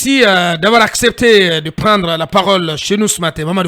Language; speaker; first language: French; non-native, local second language; Fula